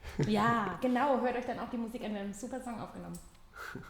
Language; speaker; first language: German; native; German